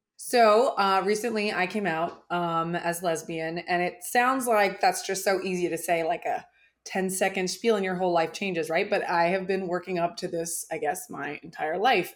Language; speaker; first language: English; early bilingual, other home language; German